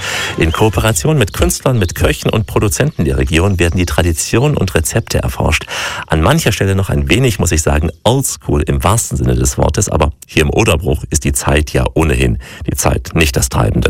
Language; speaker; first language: German; native; German